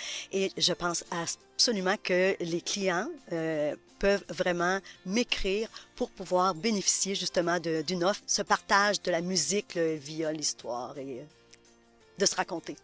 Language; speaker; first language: French; native; French